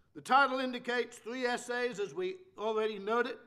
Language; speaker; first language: English; native; English